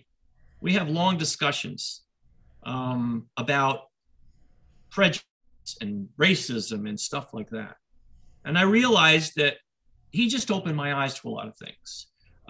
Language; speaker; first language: English; native; English